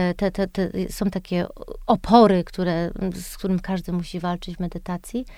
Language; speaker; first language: Polish; early bilingual, heritage; Polish